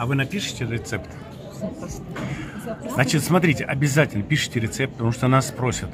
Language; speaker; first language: Russian; native; Russian